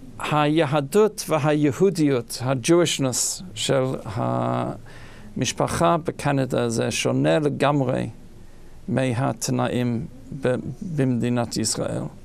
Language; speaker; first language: Hebrew; non-native, fluent; English